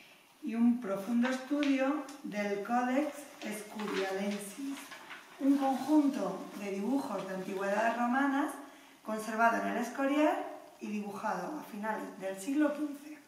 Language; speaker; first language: Spanish; native; Spanish